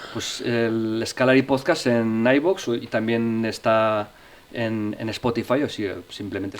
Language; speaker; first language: Spanish; native; Spanish